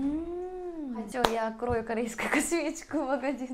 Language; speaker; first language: Russian; non-native, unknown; Korean